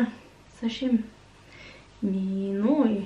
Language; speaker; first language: Russian; non-native, learner; Norwegian